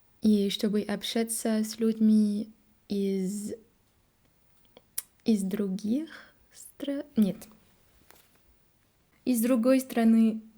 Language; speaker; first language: Russian; non-native, learner; French